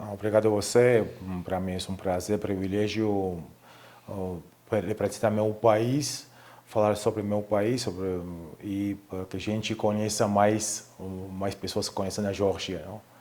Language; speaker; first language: Portuguese; non-native, fluent; Georgian